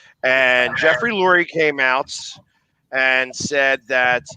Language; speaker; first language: English; native; English